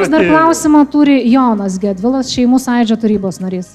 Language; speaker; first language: Lithuanian; native; Lithuanian